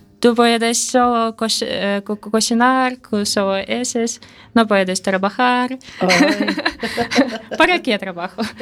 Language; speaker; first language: Spanish; non-native, learner; Russian